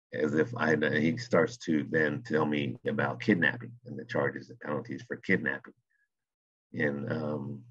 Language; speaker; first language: English; native; English